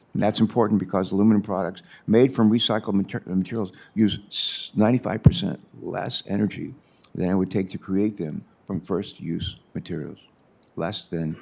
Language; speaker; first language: English; native; English